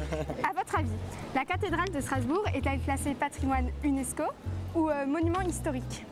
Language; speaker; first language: French; native; French